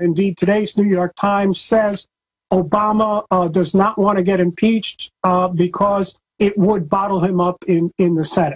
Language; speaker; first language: English; native; English